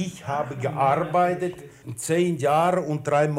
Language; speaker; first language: German; early bilingual, heritage; German